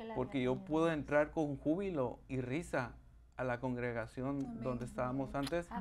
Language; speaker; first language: Spanish; native; Spanish